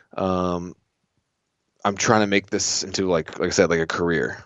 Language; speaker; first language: English; native; English